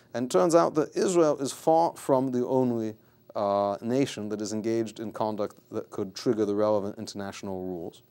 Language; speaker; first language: English; native; English